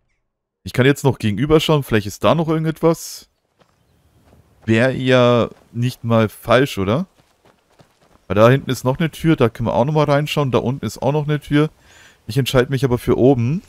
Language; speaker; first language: German; native; German